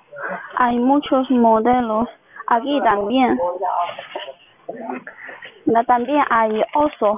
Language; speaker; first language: Spanish; non-native, learner; Chinese